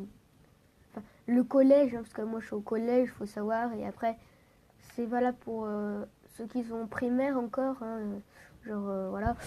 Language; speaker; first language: French; native; French